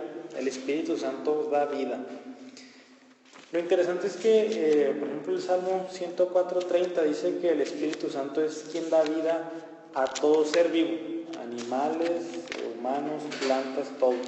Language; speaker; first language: Spanish; native; Spanish